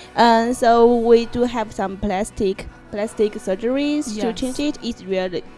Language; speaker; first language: English; non-native, learner; Chinese